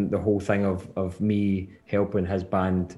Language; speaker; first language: English; native; English